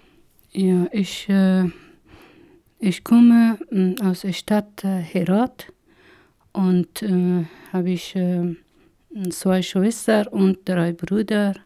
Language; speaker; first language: German; non-native, learner; Persian